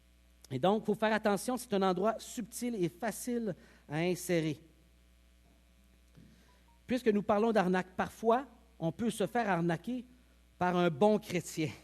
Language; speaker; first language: French; native; French